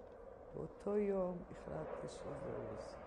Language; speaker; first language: Hebrew; non-native, fluent; Polish